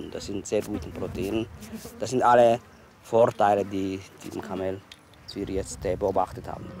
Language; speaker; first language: German; non-native, fluent; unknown